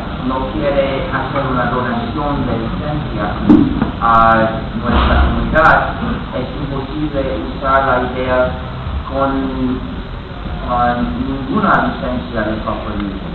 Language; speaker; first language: Spanish; non-native, fluent; English